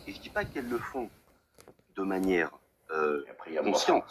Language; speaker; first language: French; native; French